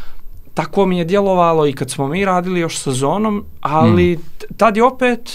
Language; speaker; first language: Serbian; native; Serbian